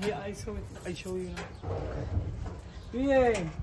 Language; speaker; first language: English; non-native, learner; Spanish